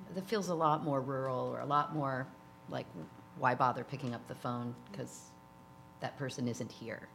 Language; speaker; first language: English; native; English